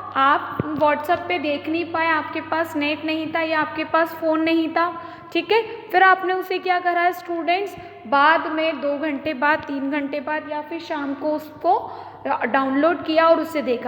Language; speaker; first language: Hindi; native; Hindi